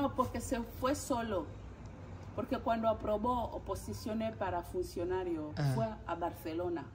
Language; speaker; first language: Spanish; non-native, fluent; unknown